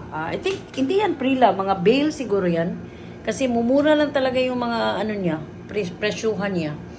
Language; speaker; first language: Filipino; non-native, local second language; Cebuano